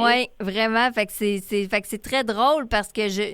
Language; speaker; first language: French; native; French